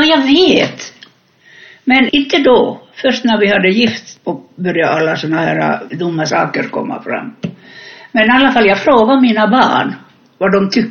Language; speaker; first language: Swedish; non-native, fluent; Finnish